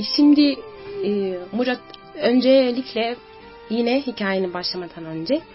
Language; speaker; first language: Turkish; native; Turkish